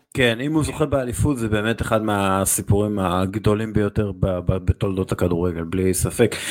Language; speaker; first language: Hebrew; native; Hebrew